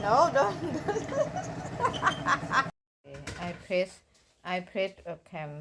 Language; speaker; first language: English; non-native, learner; Thai